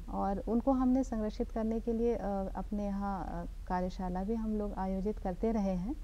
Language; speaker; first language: Hindi; native; Hindi